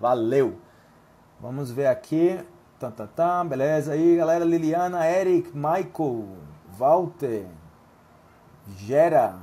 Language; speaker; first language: Portuguese; native; Portuguese